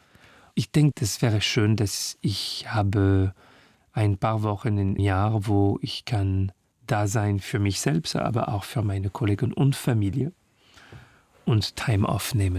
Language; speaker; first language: German; non-native, learner; French